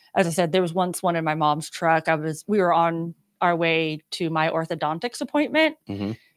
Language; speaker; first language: English; native; English